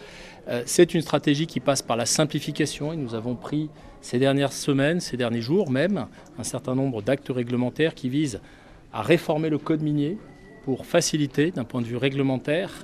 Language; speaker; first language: French; native; French